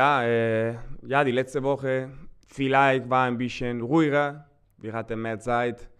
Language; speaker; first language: German; non-native, learner; Spanish